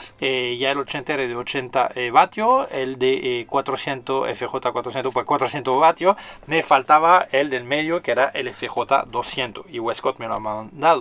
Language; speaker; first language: Spanish; non-native, fluent; French